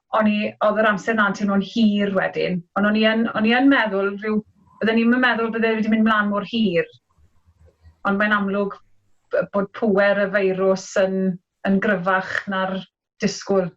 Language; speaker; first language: Welsh; native; Welsh